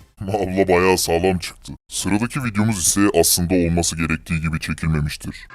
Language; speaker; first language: Turkish; native; Turkish